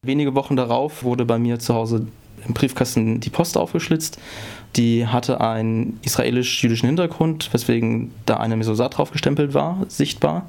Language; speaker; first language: German; native; German